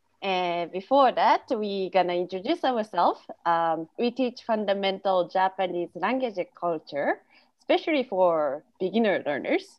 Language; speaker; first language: English; non-native, fluent; Japanese